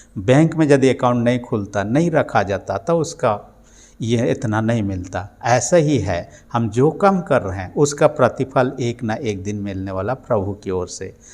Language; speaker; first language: Hindi; native; Hindi